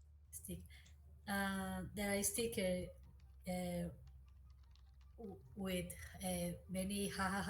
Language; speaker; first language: English; non-native, learner; Portuguese